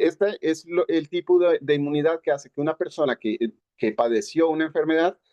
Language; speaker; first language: Spanish; native; Spanish